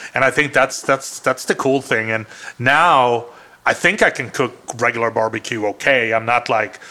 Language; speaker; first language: English; non-native, fluent; Swedish